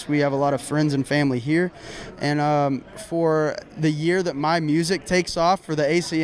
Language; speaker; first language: English; native; English